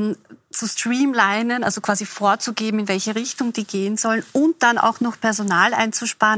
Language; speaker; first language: German; native; German